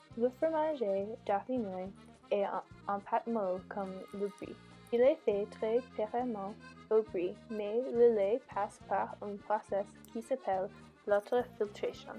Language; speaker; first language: French; non-native, learner; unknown